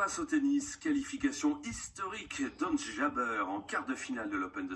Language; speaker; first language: French; native; French